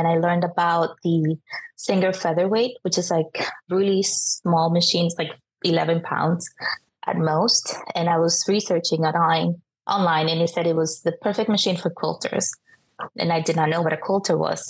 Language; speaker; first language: English; non-native, fluent; Spanish